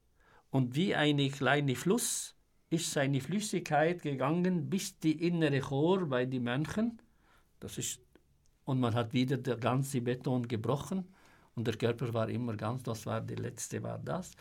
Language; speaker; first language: German; non-native, fluent; Arabic